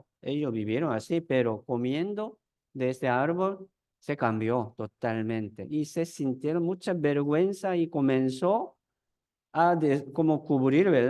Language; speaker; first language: Spanish; non-native, fluent; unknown